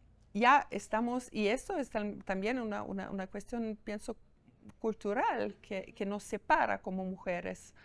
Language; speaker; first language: Spanish; non-native, fluent; German